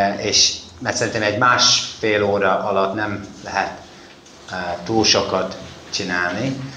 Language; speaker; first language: Hungarian; non-native, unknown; English